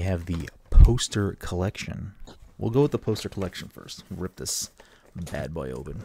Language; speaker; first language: English; native; English